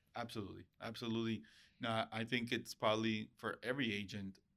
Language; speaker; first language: English; early bilingual, other home language; Spanish